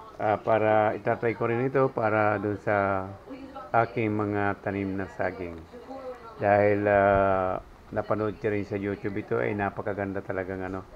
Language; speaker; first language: Filipino; non-native, local second language; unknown